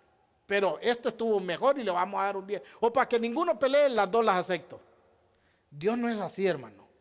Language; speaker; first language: Spanish; native; Spanish